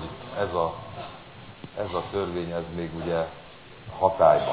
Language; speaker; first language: Hungarian; native; Hungarian